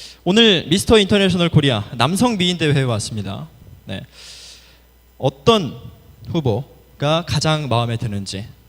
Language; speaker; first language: Korean; native; Korean